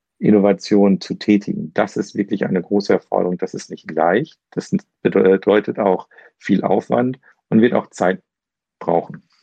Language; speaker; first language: German; native; German